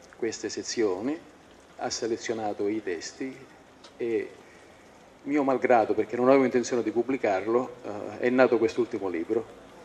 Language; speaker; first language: Italian; non-native, local second language; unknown